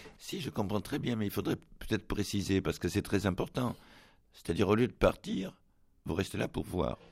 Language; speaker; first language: French; native; French